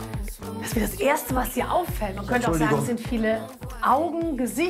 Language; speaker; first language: German; native; German